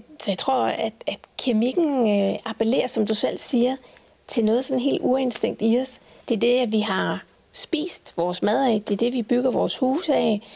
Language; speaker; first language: Danish; native; Danish